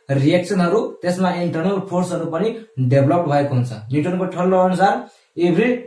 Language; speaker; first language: Nepali; non-native, local second language; Maithili